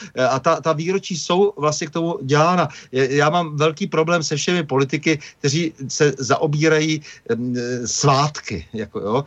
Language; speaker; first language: Czech; native; Czech